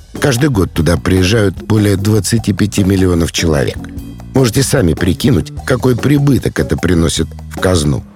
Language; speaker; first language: Russian; native; Russian